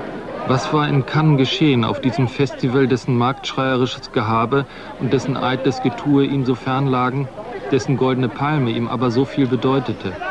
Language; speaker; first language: German; native; German